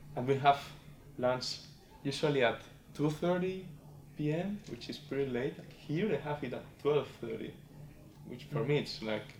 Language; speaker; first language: English; non-native, fluent; Spanish